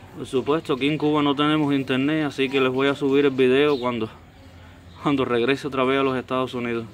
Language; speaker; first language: Spanish; native; Spanish